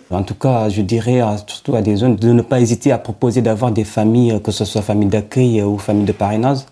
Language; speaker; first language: French; non-native, fluent; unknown